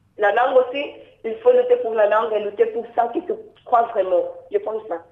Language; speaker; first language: French; non-native, fluent; Yoruba